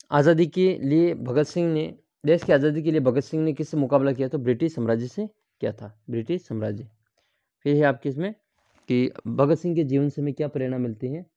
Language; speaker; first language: Hindi; native; Hindi